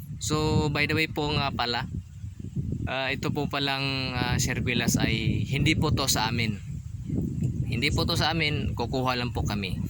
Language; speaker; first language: Filipino; non-native, local second language; Cebuano